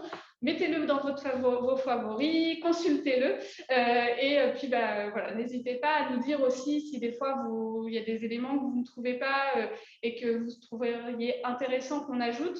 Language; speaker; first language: French; native; French